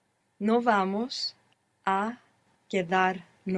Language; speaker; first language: Spanish; non-native, learner; English